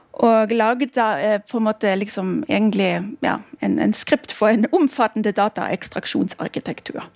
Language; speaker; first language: Norwegian; non-native, fluent; German